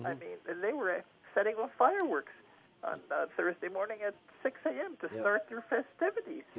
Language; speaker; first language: English; native; English